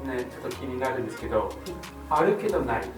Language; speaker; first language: Japanese; non-native, fluent; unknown